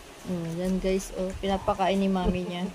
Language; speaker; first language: Filipino; native; Filipino